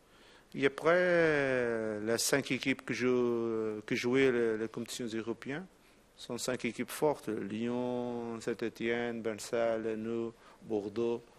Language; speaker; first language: French; non-native, fluent; Portuguese